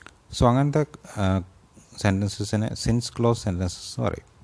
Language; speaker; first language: English; non-native, local second language; Malayalam